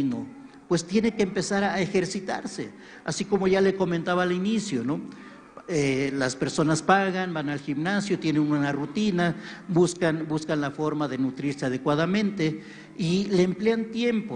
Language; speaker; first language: Spanish; native; Spanish